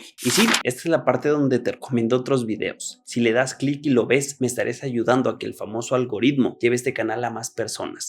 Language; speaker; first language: Spanish; native; Spanish